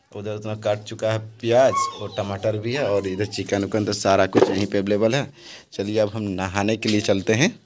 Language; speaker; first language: Hindi; native; Hindi